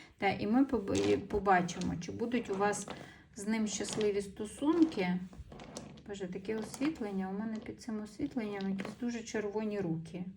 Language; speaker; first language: Ukrainian; non-native, local second language; Russian